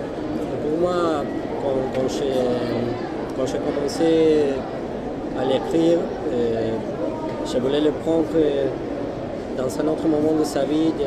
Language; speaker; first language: French; non-native, fluent; Spanish